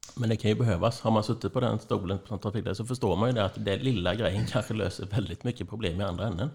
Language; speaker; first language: Swedish; native; Swedish